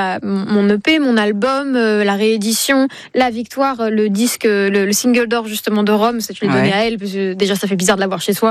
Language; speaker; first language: French; native; French